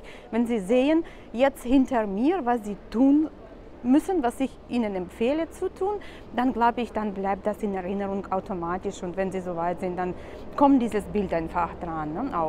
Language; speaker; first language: German; non-native, fluent; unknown